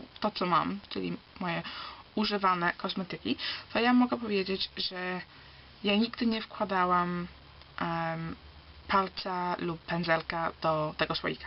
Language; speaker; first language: Polish; early bilingual, heritage; Polish